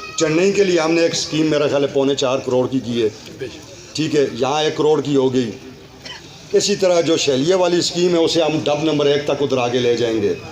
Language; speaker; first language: Urdu; non-native, local second language; Northern Hindko